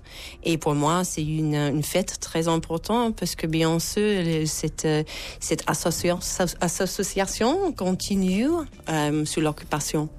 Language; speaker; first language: French; non-native, learner; English